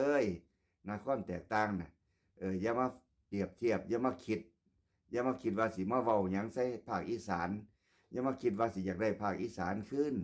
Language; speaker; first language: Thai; non-native, local second language; Lao